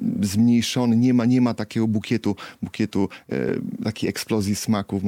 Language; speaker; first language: Polish; native; Polish